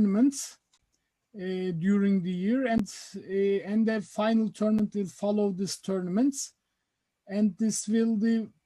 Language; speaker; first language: English; non-native, fluent; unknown